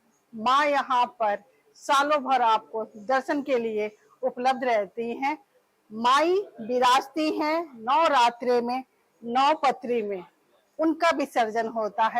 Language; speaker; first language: Hindi; native; Hindi